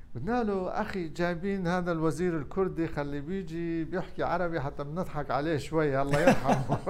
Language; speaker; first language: Arabic; non-native, local second language; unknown